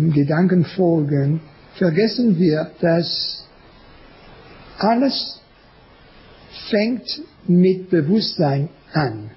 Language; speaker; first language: German; non-native, learner; French